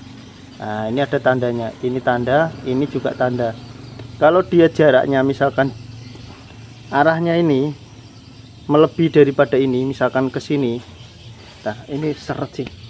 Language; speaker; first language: Indonesian; native; Indonesian